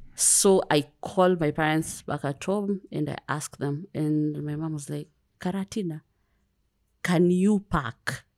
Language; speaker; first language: English; non-native, local second language; Kikuyu